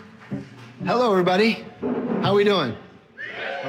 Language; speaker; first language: English; native; English